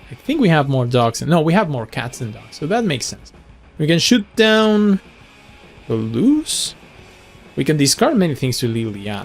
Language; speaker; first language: English; non-native, fluent; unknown